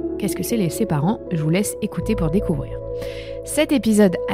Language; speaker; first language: French; native; French